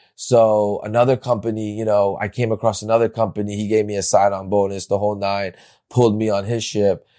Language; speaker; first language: English; native; English